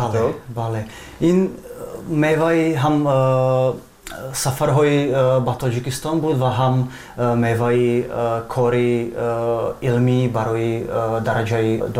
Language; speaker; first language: Persian; non-native, fluent; Czech